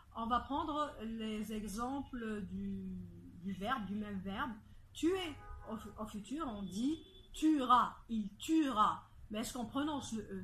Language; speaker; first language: French; non-native, fluent; Arabic